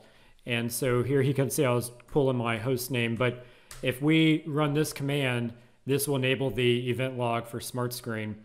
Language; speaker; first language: English; native; English